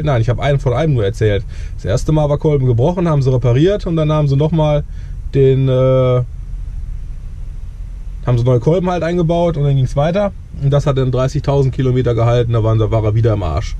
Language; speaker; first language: German; native; German